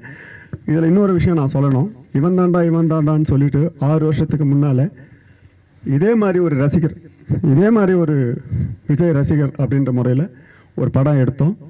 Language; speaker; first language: Tamil; native; Tamil